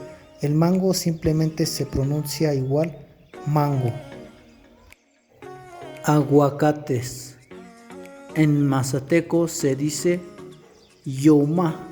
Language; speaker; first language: Spanish; non-native, local second language; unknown